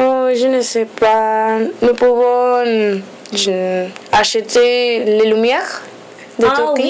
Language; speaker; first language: French; non-native, learner; Spanish